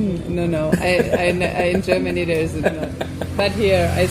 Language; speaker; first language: English; non-native, fluent; German